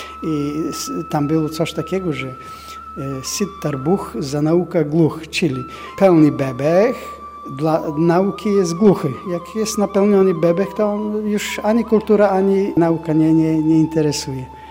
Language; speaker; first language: Polish; non-native, fluent; Bulgarian